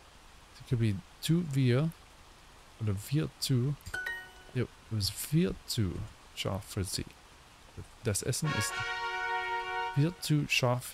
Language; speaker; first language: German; non-native, learner; English